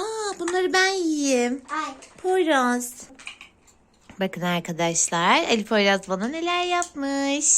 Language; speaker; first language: Turkish; native; Turkish